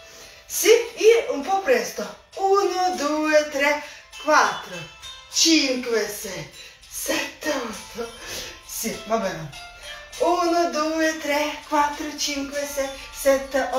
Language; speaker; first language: Italian; non-native, learner; Russian